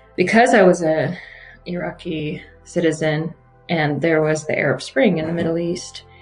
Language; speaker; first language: English; non-native, fluent; Arabic